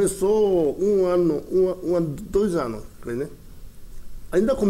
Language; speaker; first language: Portuguese; early bilingual, other home language; Japanese